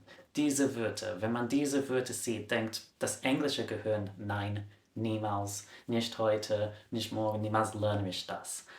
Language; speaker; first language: German; non-native, fluent; English